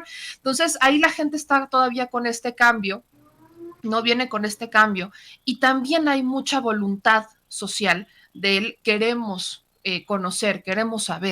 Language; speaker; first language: Spanish; native; Spanish